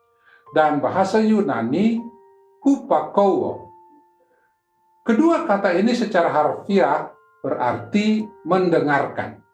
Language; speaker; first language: Malay; native; Malay